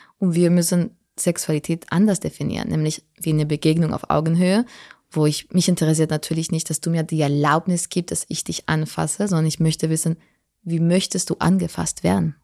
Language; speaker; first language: German; non-native, fluent; Spanish